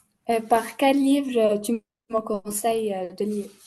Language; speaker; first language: French; non-native, learner; Arabic